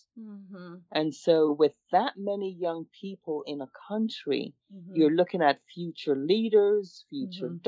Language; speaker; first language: English; native; English